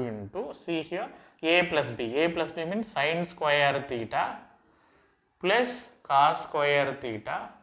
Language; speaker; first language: English; non-native, local second language; Telugu